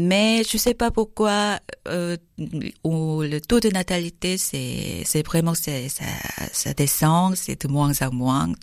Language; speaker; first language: French; non-native, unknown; Korean